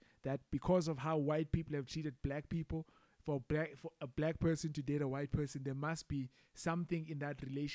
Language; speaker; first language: English; non-native, local second language; Xhosa